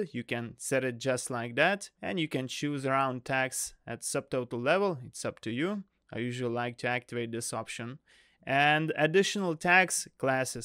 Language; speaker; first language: English; non-native, fluent; Lithuanian